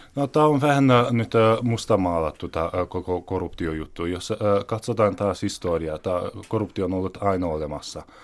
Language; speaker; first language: Finnish; non-native, fluent; Hungarian